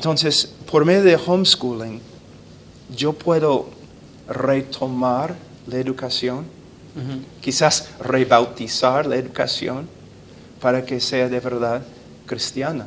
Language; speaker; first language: Spanish; non-native, fluent; English